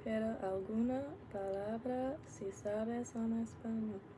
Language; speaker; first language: Spanish; non-native, learner; English